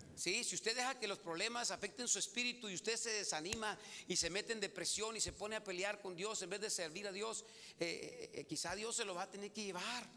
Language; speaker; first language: Spanish; early bilingual, heritage; Spanish